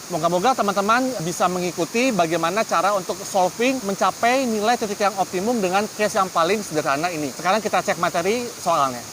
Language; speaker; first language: Indonesian; native; Indonesian